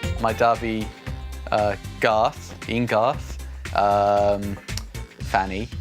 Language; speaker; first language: Welsh; non-native, local second language; English